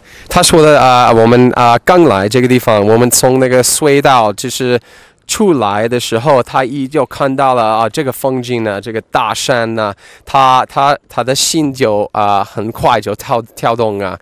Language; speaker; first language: Chinese; non-native, fluent; English